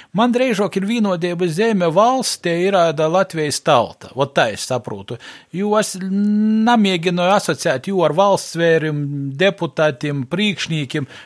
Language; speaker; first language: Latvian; native; Latvian